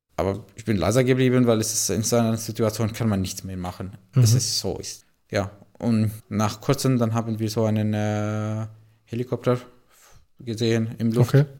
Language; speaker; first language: German; non-native, fluent; Arabic